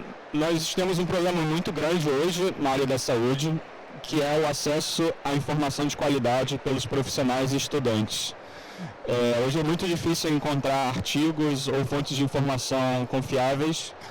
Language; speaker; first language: Portuguese; native; Portuguese